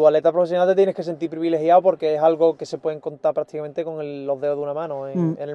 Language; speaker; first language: Spanish; native; Spanish